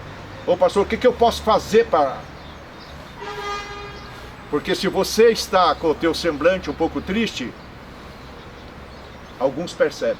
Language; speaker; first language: Portuguese; native; Portuguese